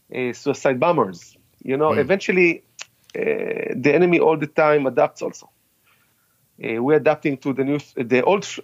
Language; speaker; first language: English; non-native, fluent; Hebrew